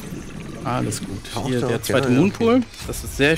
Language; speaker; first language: German; native; German